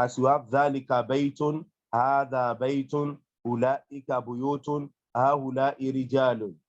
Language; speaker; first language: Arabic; non-native, fluent; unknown